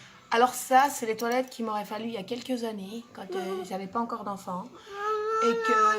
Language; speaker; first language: French; native; French